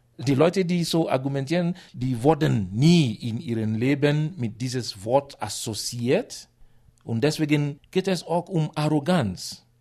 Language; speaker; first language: German; non-native, fluent; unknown